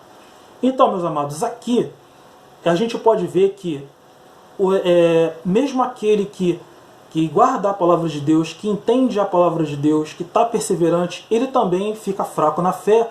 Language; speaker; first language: Portuguese; native; Portuguese